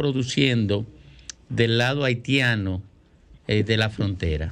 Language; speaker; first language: Spanish; native; Spanish